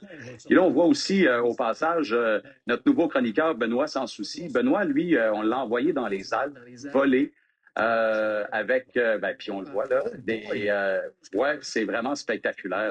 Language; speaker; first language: French; native; French